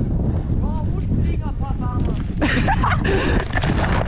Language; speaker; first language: German; native; German